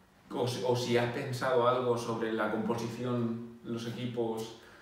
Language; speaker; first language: Spanish; native; Spanish